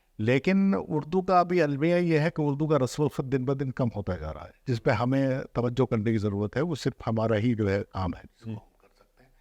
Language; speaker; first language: Urdu; native; Urdu